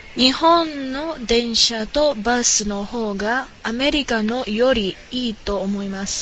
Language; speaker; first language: Japanese; non-native, learner; English